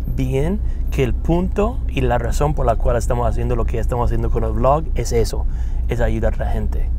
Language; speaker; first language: Spanish; non-native, fluent; English